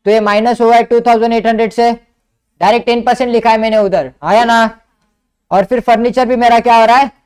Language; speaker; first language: Hindi; non-native, local second language; Marathi